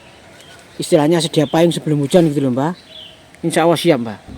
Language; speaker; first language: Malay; non-native, local second language; Javanese